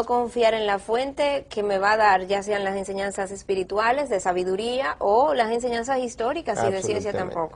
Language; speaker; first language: Spanish; native; Spanish